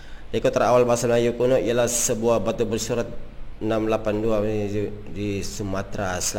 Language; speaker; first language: Malay; native; Malay